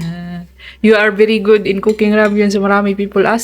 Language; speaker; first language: English; non-native, local second language; Cebuano